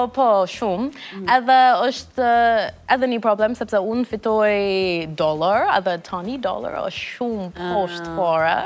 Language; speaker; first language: Albanian; non-native, learner; English